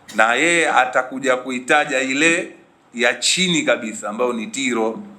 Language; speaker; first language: Swahili; native; Swahili